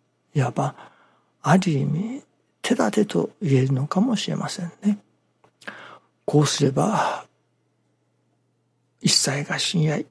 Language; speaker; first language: Japanese; native; Japanese